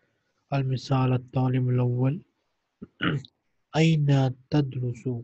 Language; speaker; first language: Arabic; non-native, fluent; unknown